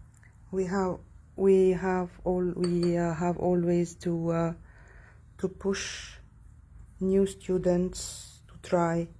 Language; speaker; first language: English; non-native, fluent; Arabic